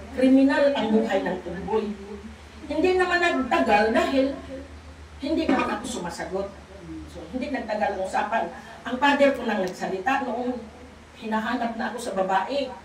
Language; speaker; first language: Filipino; non-native, local second language; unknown